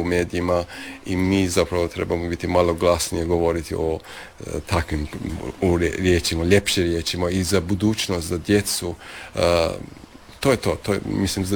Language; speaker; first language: Croatian; non-native, fluent; Persian